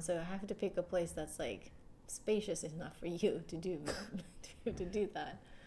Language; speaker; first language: English; non-native, fluent; Japanese